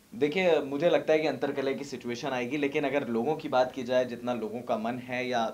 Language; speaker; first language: Hindi; native; Hindi